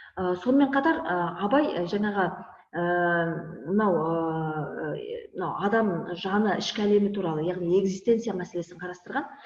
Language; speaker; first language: Kazakh; native; Kazakh